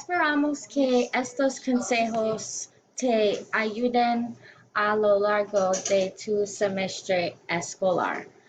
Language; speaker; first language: Spanish; non-native, learner; English